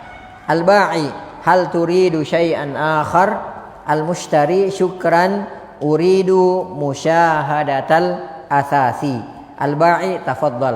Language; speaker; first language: Arabic; non-native, fluent; Indonesian